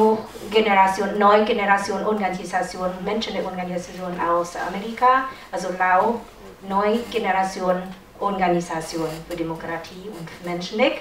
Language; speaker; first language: German; non-native, learner; Lao